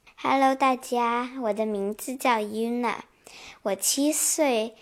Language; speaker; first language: Chinese; early bilingual, heritage; Chinese